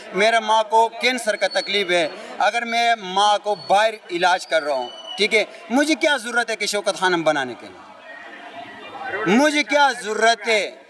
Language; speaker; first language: Urdu; non-native, local second language; Pashto